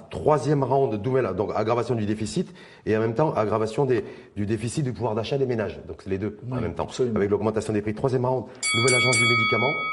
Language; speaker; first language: French; non-native, local second language; Arabic